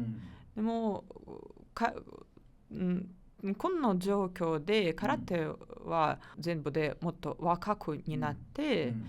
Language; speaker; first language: Japanese; non-native, learner; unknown